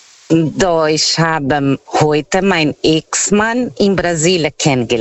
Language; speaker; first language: German; non-native, learner; Portuguese